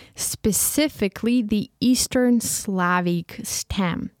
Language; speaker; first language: English; non-native, fluent; Ukrainian